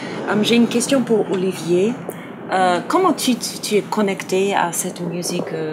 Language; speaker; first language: French; non-native, fluent; English